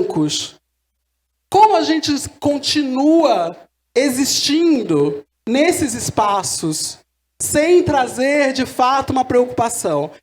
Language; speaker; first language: Portuguese; native; Portuguese